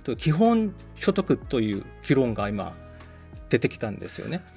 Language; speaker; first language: Japanese; non-native, fluent; Korean